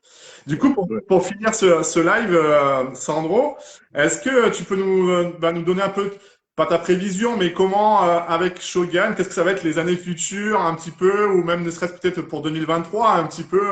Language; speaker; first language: French; native; French